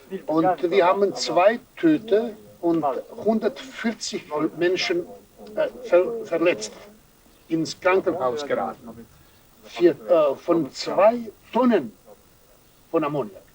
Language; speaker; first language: German; non-native, fluent; Serbian